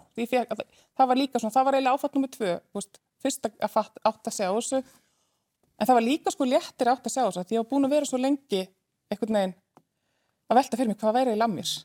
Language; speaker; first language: Icelandic; native; Icelandic